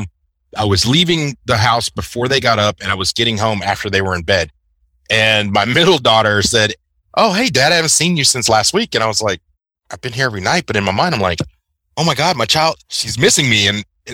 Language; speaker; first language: English; native; English